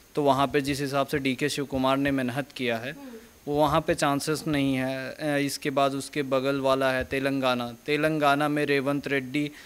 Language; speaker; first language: Hindi; native; Hindi